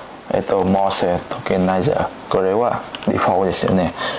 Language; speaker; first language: Japanese; non-native, learner; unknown